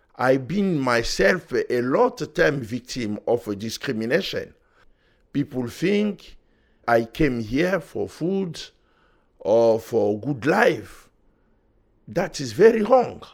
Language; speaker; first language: English; non-native, learner; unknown